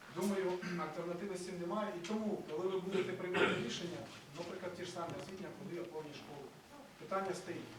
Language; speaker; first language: Ukrainian; native; Ukrainian